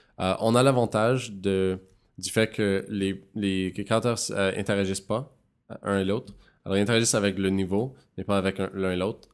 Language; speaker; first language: French; non-native, local second language; English